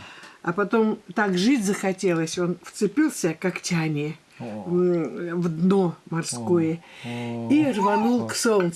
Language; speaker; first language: Russian; native; Russian